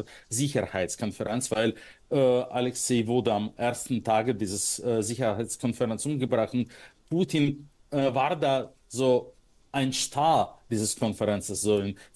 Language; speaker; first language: German; non-native, fluent; Russian